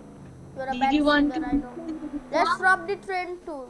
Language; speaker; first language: English; non-native, learner; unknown